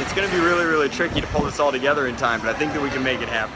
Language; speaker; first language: English; native; English